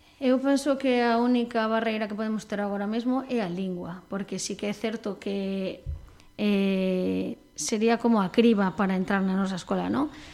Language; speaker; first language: Galician; native; Galician